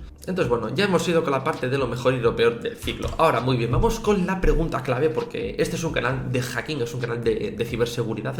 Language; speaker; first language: Spanish; native; Spanish